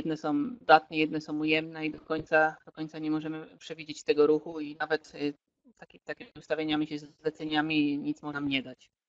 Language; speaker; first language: Polish; native; Polish